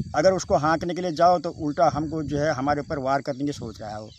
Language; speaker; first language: Hindi; native; Hindi